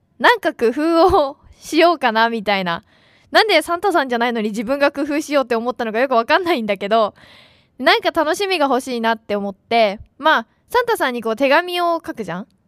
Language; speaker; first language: Japanese; native; Japanese